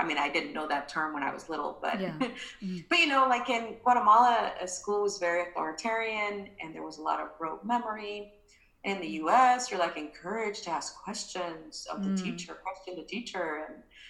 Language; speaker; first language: English; early bilingual, other home language; Spanish